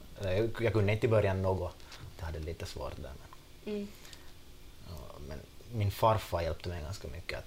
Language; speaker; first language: Swedish; non-native, local second language; Finnish